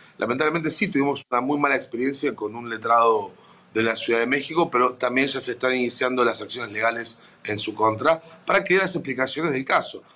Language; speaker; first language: Spanish; native; Spanish